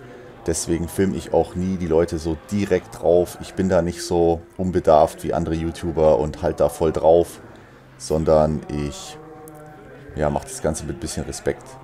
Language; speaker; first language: German; native; German